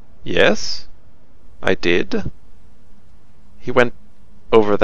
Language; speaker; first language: English; native; English